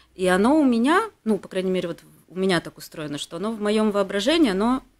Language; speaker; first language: Russian; native; Russian